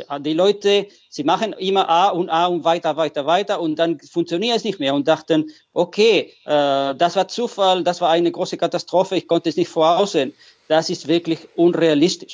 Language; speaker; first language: German; non-native, fluent; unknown